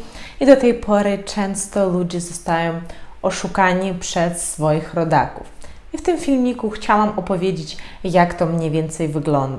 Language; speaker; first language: Polish; non-native, fluent; Ukrainian